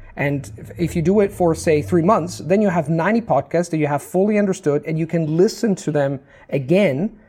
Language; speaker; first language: English; non-native, fluent; Italian